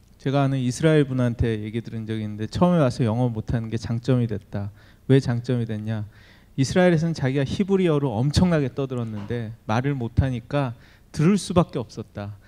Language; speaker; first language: Korean; native; Korean